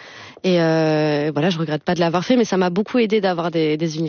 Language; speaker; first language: French; native; French